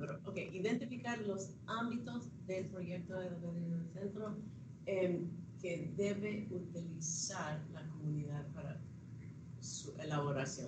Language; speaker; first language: Spanish; non-native, fluent; English